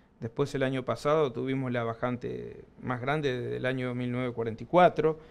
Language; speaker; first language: Spanish; native; Spanish